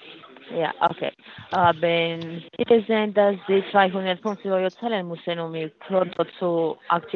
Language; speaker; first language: German; non-native, learner; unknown